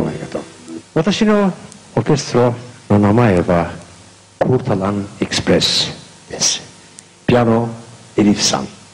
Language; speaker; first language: Japanese; non-native, learner; Turkish